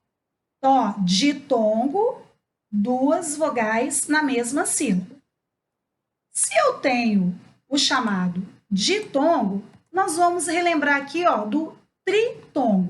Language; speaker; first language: Portuguese; native; Portuguese